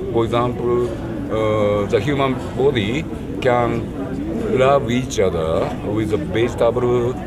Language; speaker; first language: English; non-native, learner; Japanese